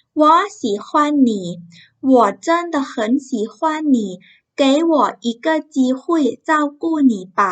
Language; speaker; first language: Chinese; non-native, fluent; Thai